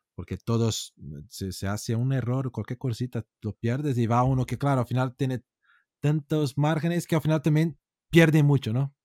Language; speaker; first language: Spanish; non-native, fluent; Portuguese